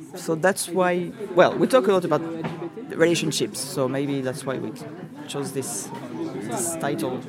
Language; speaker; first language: English; non-native, fluent; French